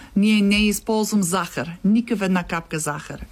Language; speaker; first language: Bulgarian; non-native, learner; English